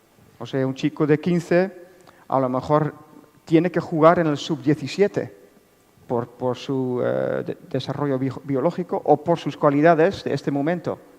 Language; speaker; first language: Spanish; non-native, fluent; Dutch